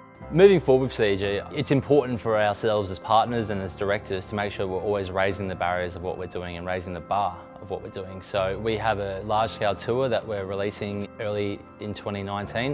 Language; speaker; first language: English; native; English